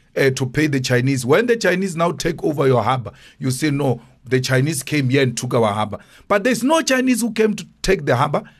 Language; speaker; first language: English; non-native, local second language; Northern Sotho